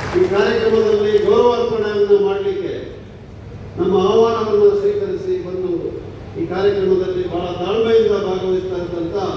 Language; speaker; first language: Kannada; non-native, local second language; Kodava